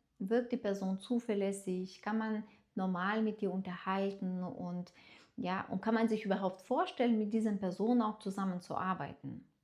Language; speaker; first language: German; non-native, fluent; Lithuanian